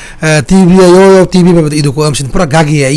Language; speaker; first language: Hindi; non-native, local second language; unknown